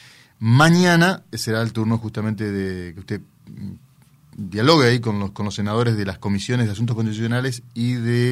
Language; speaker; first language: Spanish; native; Spanish